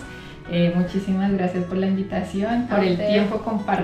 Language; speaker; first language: Spanish; native; Spanish